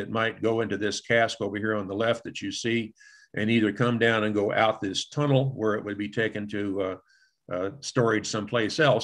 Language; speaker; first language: English; native; English